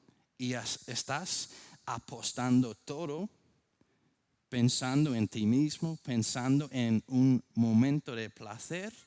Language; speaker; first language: Spanish; non-native, fluent; English